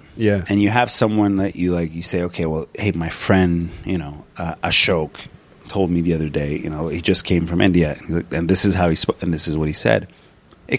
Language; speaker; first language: English; non-native, fluent; Punjabi